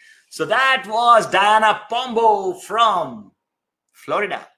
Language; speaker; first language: English; non-native, local second language; Hindi